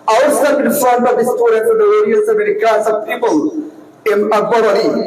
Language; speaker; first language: English; non-native, local second language; Bangla